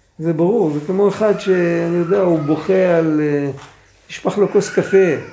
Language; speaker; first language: Hebrew; non-native, fluent; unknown